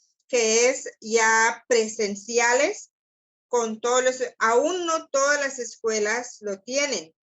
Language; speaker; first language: Spanish; non-native, local second language; English